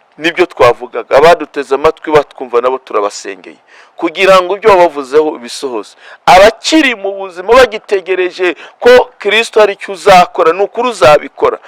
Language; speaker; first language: Kinyarwanda; non-native, local second language; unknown